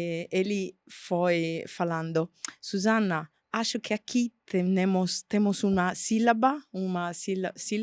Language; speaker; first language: Portuguese; non-native, fluent; Italian